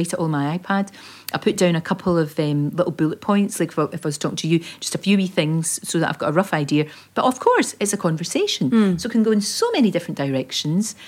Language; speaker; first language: English; native; English